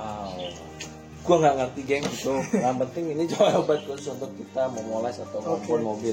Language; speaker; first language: Indonesian; native; Indonesian